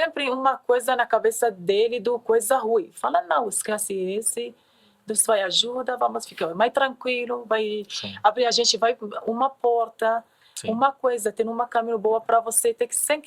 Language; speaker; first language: Portuguese; non-native, learner; Arabic